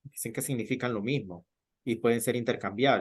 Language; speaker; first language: Spanish; native; Spanish